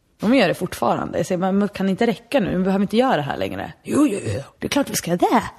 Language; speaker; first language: Swedish; early bilingual, other home language; Arabic